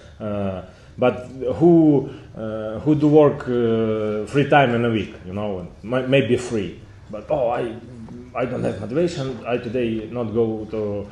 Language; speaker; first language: English; non-native, learner; Ukrainian